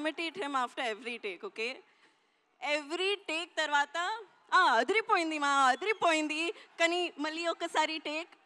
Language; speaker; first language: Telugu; non-native, learner; Hindi